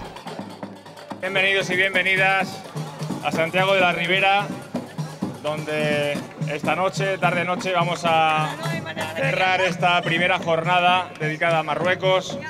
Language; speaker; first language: Spanish; native; Spanish